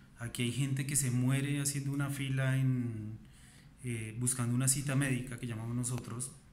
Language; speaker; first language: Spanish; native; Spanish